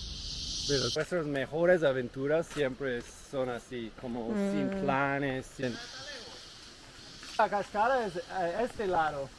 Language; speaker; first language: Spanish; non-native, learner; English